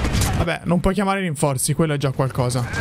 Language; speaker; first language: Italian; native; Italian